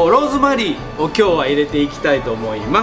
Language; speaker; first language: Japanese; native; Japanese